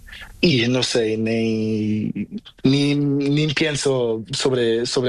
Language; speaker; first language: Spanish; non-native, learner; Portuguese